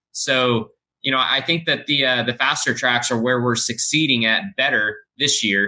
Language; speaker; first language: English; native; English